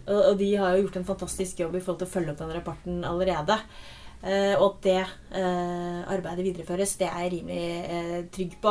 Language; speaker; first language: Norwegian; native; Norwegian